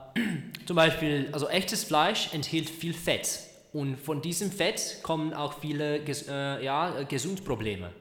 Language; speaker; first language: German; non-native, learner; Czech